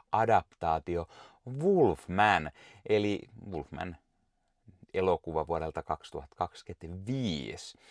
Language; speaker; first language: Finnish; native; Finnish